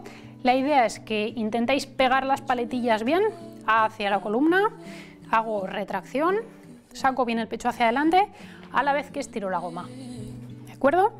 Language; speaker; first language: Spanish; native; Spanish